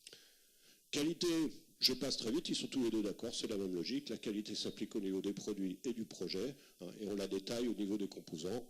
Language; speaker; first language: French; native; French